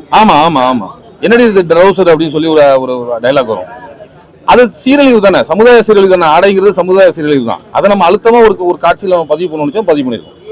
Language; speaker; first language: Tamil; native; Tamil